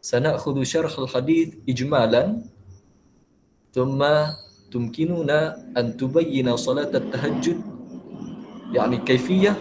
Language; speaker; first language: Arabic; non-native, fluent; Malay